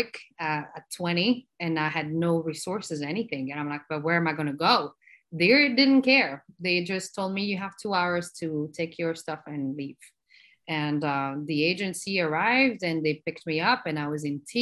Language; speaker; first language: English; non-native, fluent; Arabic